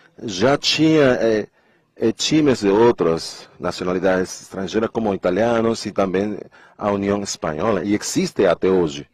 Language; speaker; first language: Portuguese; non-native, fluent; Spanish